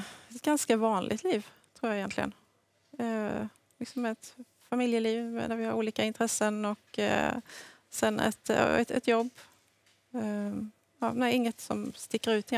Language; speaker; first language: Swedish; native; Swedish